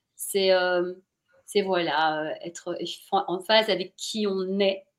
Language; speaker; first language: French; native; French